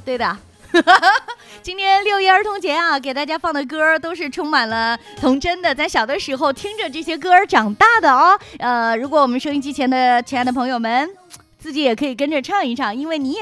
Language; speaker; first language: Chinese; native; Chinese